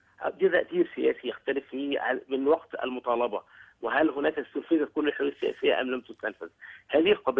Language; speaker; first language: Arabic; native; Arabic